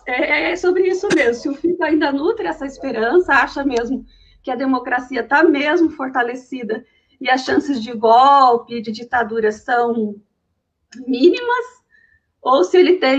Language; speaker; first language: Portuguese; native; Portuguese